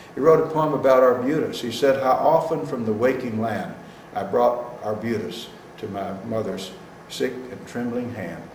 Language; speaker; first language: English; native; English